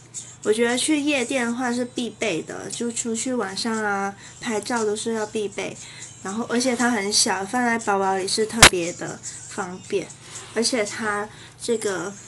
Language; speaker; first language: Chinese; native; Chinese